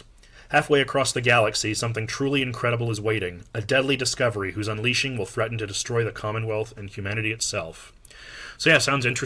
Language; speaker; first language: English; native; English